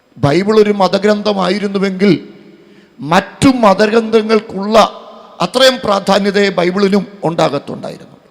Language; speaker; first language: Malayalam; native; Malayalam